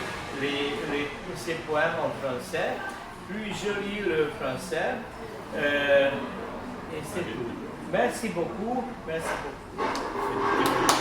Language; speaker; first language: French; non-native, learner; Hungarian